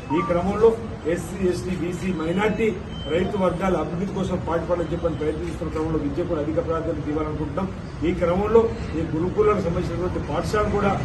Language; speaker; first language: Telugu; native; Telugu